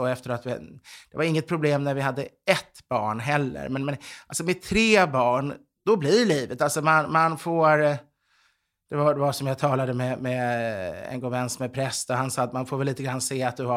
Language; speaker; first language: Swedish; native; Swedish